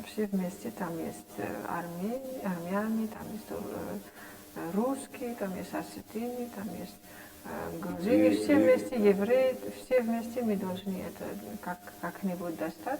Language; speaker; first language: Russian; non-native, fluent; Dutch